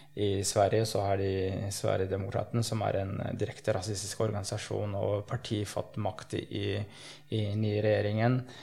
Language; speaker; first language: Norwegian; early bilingual, other home language; Somali